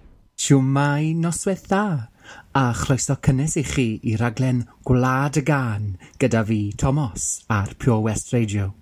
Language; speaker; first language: Welsh; native; Welsh